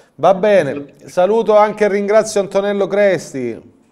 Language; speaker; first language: Italian; native; Italian